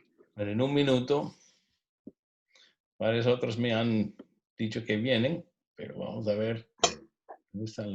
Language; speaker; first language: Spanish; non-native, fluent; English